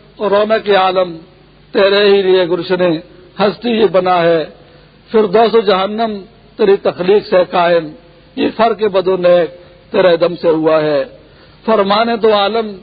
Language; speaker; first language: Urdu; non-native, local second language; Pashto